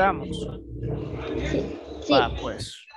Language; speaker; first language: Spanish; native; Spanish